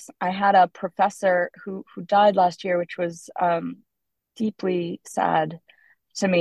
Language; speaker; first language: English; native; English